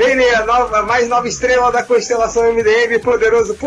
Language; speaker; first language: Portuguese; native; Portuguese